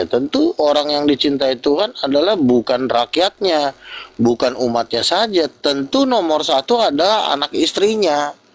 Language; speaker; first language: Malay; native; Malay